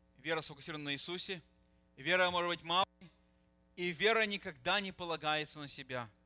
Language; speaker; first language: Russian; native; Russian